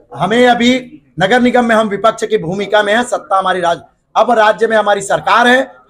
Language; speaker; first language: Hindi; native; Hindi